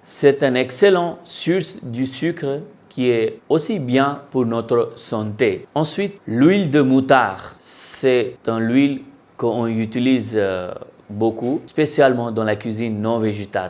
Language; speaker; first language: French; non-native, local second language; Hindi